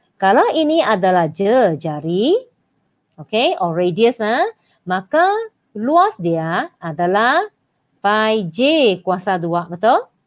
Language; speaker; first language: Malay; non-native, local second language; Chinese